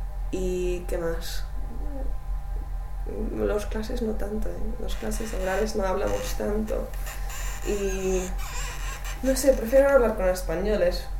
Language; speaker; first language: Spanish; non-native, fluent; English